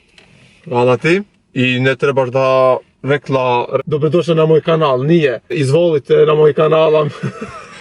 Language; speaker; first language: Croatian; non-native, learner; Albanian